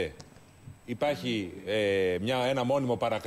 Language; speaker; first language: Greek; native; Greek